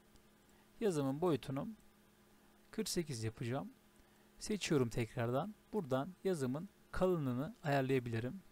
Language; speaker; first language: Turkish; native; Turkish